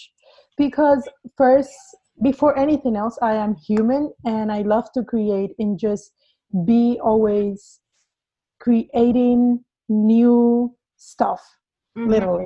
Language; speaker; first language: English; non-native, fluent; Spanish